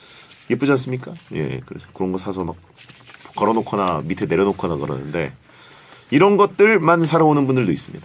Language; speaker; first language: Korean; native; Korean